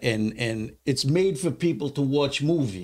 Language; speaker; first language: English; native; English